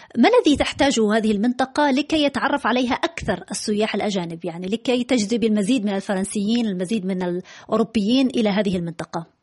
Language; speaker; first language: Arabic; native; Arabic